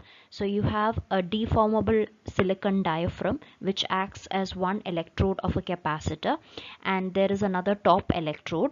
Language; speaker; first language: English; non-native, local second language; Malayalam